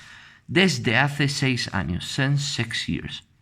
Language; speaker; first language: Spanish; non-native, fluent; Arabic